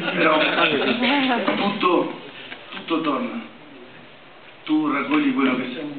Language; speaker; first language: Italian; non-native, fluent; Spanish